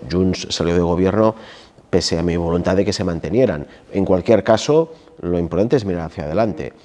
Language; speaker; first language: Spanish; non-native, local second language; Catalan